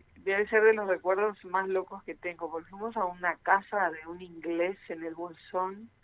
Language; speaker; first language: Spanish; early bilingual, other home language; Portuguese